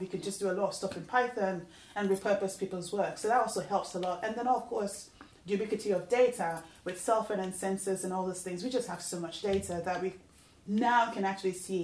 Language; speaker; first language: English; non-native, local second language; Yoruba